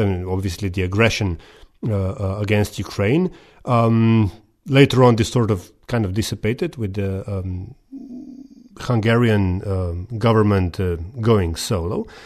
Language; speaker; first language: English; non-native, fluent; Slovenian